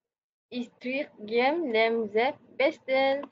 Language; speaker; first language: German; non-native, learner; Malay